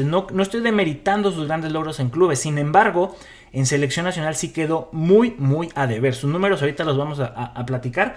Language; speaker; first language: Spanish; native; Spanish